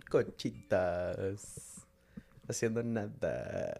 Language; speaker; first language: Spanish; early bilingual, heritage; Spanish